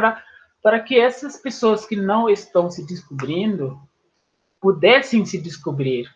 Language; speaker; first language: Portuguese; non-native, fluent; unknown